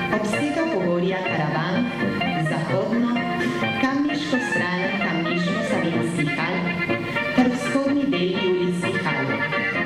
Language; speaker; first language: Slovenian; early bilingual, heritage; Slovenian